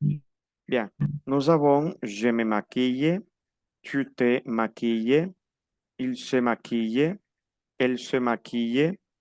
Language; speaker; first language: French; non-native, fluent; Spanish